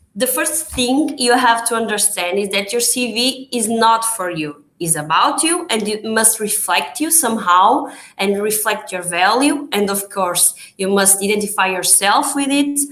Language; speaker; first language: English; non-native, fluent; Portuguese